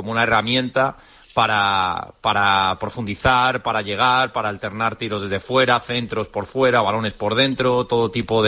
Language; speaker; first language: Spanish; native; Spanish